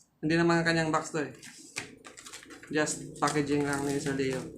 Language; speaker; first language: Filipino; non-native, local second language; Cebuano